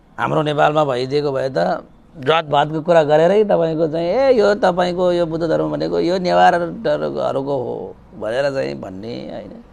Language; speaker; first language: Nepali; native; Nepali